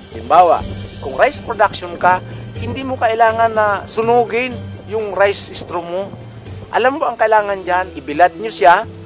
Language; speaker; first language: Filipino; non-native, local second language; Bikol